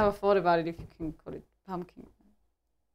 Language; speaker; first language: English; non-native, fluent; German